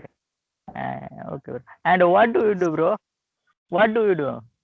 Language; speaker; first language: English; non-native, learner; Marathi